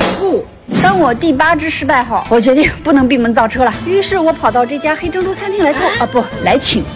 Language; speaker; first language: Chinese; native; Chinese